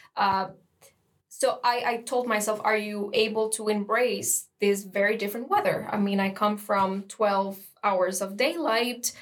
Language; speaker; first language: English; non-native, fluent; Spanish